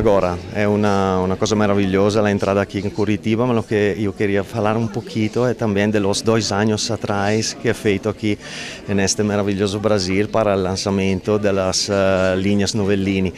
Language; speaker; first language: Portuguese; non-native, learner; Italian